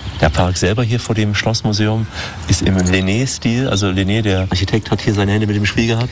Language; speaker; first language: German; native; German